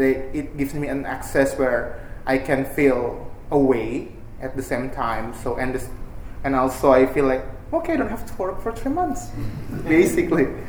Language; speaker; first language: English; non-native, fluent; Indonesian